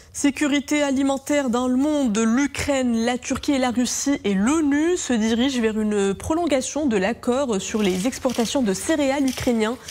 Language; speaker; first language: French; non-native, local second language; Arabic